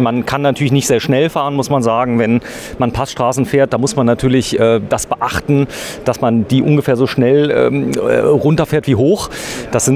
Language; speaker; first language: German; native; German